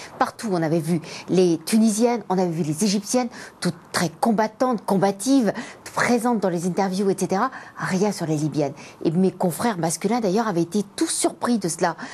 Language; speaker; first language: French; native; French